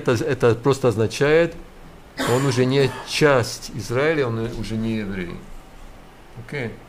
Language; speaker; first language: Russian; early bilingual, heritage; Russian